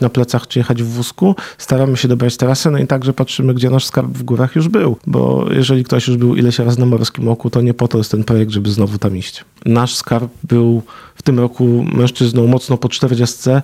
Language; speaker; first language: Polish; native; Polish